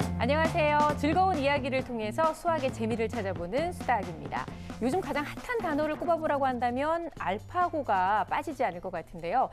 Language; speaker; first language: Korean; native; Korean